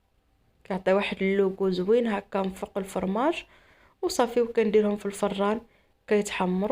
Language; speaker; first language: Arabic; native; Arabic